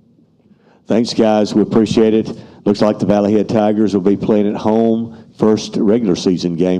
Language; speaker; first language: English; native; English